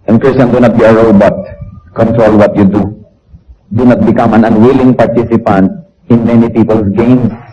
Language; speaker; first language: English; non-native, local second language; Filipino